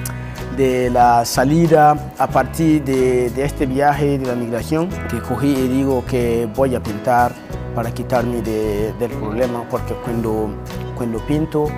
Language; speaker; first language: Spanish; non-native, fluent; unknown